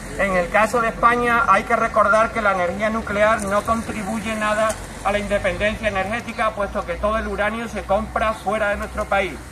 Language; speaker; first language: Spanish; native; Spanish